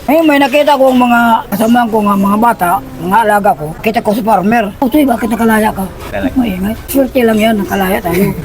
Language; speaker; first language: Filipino; non-native, local second language; Waray